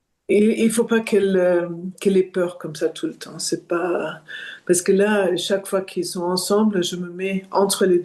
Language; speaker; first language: French; non-native, fluent; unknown